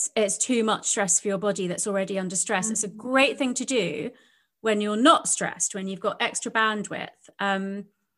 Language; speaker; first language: English; native; English